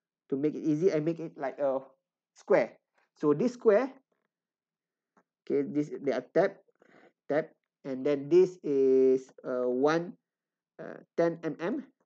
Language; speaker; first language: English; non-native, local second language; Malay